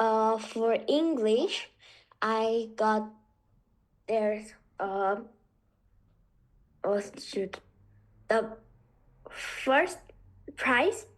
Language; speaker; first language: English; non-native, learner; Korean